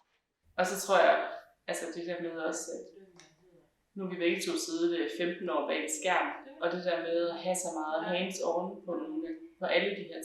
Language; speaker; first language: Danish; native; Danish